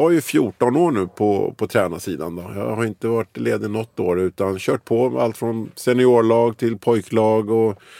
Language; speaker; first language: Swedish; early bilingual, other home language; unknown